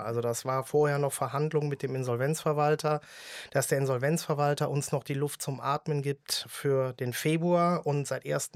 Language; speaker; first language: German; native; German